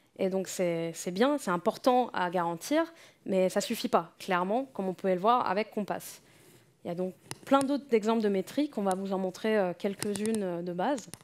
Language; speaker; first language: French; native; French